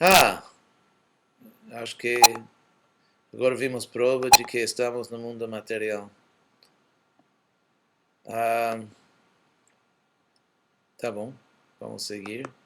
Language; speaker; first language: Portuguese; non-native, fluent; English